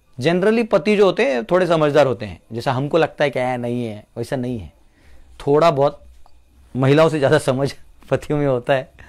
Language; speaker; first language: Hindi; non-native, local second language; Marathi